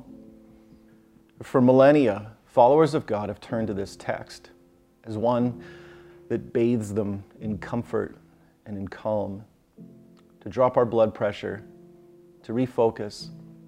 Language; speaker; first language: English; native; English